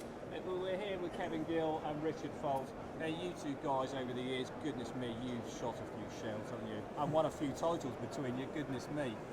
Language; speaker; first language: English; native; English